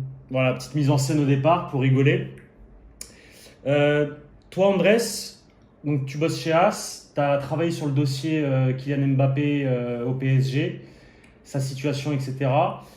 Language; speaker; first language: French; native; French